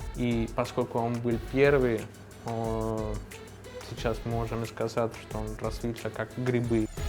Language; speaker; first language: Russian; non-native, fluent; Spanish